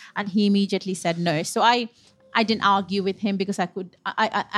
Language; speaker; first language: English; non-native, local second language; Punjabi